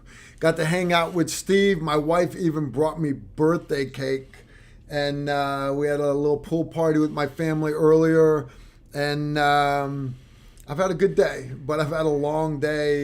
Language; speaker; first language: English; native; English